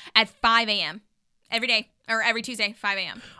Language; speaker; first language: English; native; English